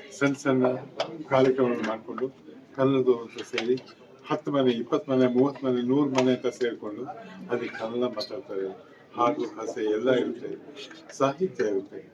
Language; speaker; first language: Kannada; native; Kannada